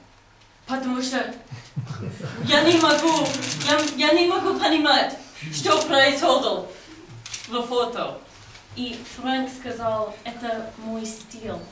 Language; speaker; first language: Russian; non-native, fluent; English